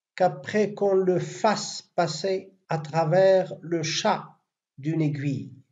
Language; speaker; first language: French; non-native, local second language; Arabic